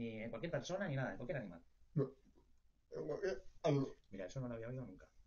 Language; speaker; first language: Spanish; native; Spanish